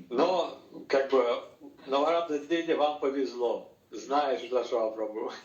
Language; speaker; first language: Russian; native; Russian